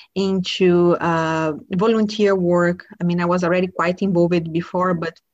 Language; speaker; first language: English; non-native, fluent; Portuguese